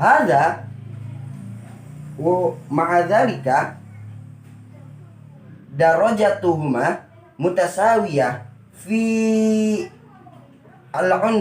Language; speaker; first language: Arabic; non-native, learner; Indonesian